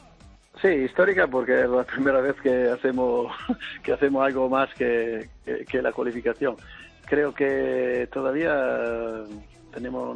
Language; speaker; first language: Spanish; non-native, fluent; Italian